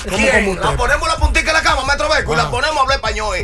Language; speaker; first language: Spanish; native; Spanish